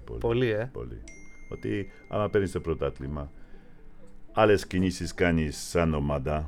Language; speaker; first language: Greek; non-native, fluent; Polish